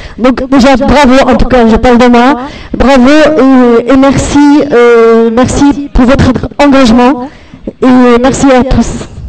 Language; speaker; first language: French; non-native, fluent; Polish